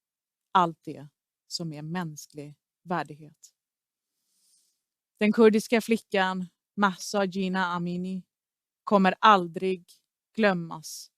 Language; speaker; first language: Swedish; early bilingual, other home language; Persian